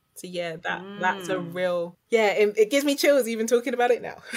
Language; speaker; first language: English; native; English